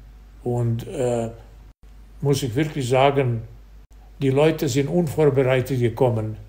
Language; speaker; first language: German; non-native, fluent; Serbian